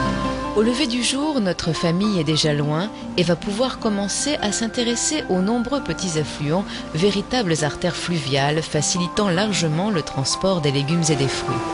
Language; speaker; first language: French; native; French